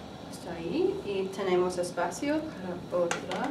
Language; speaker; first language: Spanish; non-native, learner; English